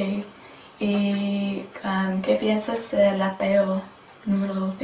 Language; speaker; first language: Spanish; non-native, learner; English